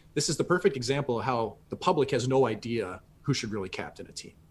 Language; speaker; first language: English; native; English